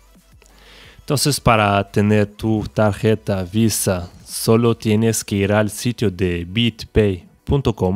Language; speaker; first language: Spanish; non-native, fluent; Portuguese